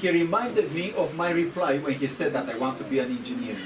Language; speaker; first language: English; non-native, fluent; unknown